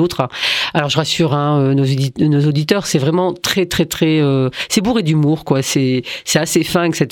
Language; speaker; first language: French; early bilingual, other home language; Arabic